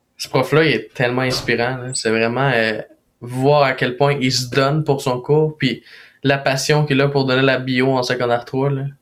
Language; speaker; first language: French; non-native, fluent; Spanish